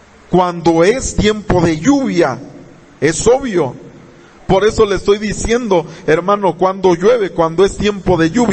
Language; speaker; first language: Spanish; native; Spanish